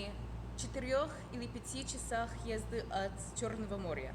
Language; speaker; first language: Russian; non-native, fluent; English